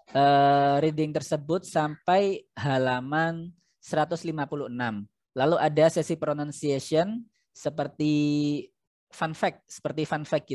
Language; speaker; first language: Indonesian; native; Indonesian